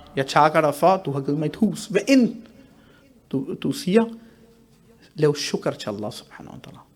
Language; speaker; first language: Danish; early bilingual, other home language; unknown